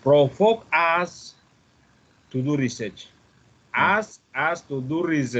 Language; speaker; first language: English; non-native, fluent; Malay